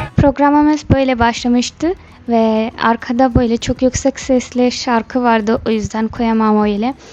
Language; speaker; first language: Turkish; non-native, learner; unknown